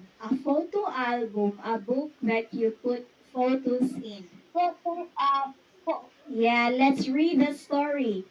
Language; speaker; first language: English; non-native, fluent; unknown